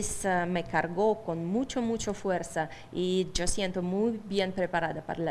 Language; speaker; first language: Spanish; non-native, fluent; Russian